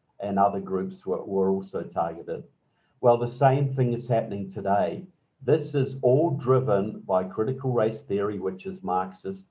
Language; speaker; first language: English; native; English